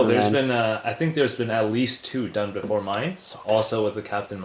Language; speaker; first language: English; native; English